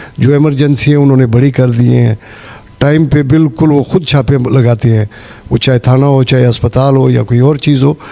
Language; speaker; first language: Urdu; non-native, local second language; Pashto